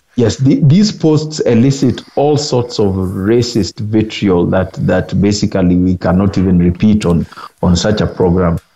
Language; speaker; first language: English; non-native, local second language; Luo (Kenya and Tanzania)